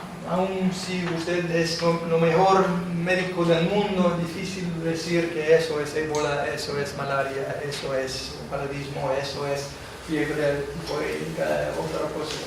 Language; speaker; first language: Spanish; non-native, fluent; English